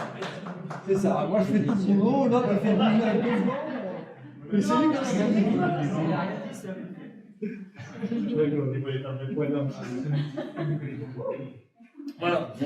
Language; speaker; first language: French; native; French